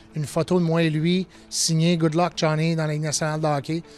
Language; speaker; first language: French; native; French